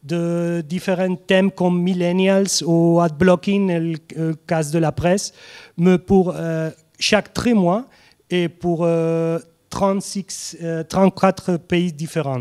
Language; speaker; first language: French; non-native, fluent; Spanish